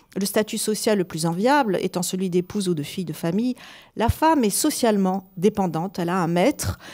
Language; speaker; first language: French; native; French